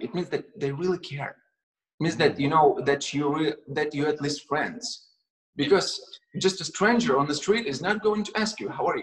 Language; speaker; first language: English; non-native, fluent; Russian